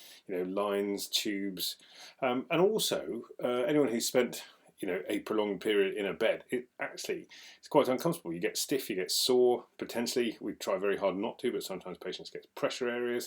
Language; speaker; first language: English; native; English